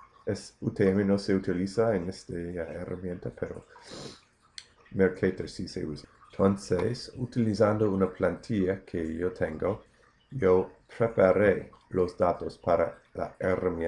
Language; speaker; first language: Spanish; non-native, fluent; English